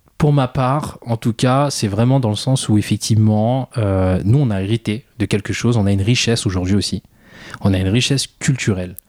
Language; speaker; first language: French; early bilingual, other home language; Khmer